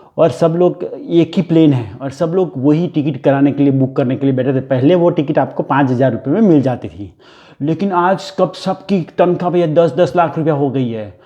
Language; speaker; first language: Hindi; non-native, local second language; Gujarati